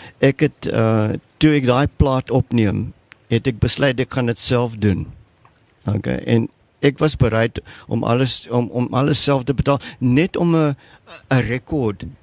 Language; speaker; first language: Afrikaans; non-native, local second language; English